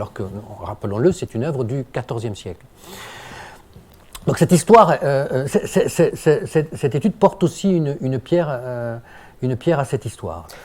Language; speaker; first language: French; native; French